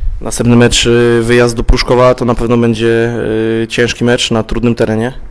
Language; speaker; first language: Polish; native; Polish